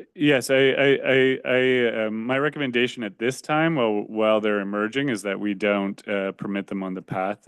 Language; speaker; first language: English; native; English